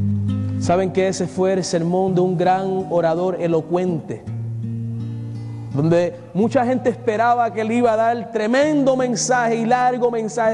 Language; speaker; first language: Spanish; native; Spanish